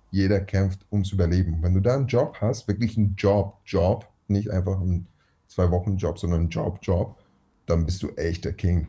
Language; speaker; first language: German; early bilingual, other home language; Russian